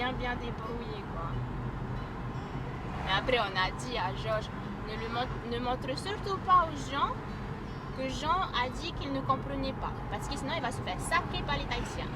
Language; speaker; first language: French; native; French